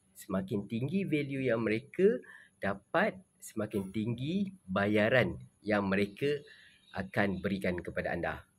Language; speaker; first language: Malay; native; Malay